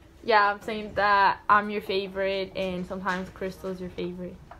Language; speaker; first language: English; non-native, fluent; Portuguese